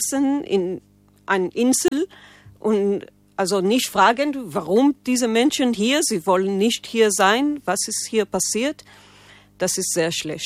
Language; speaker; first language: German; non-native, fluent; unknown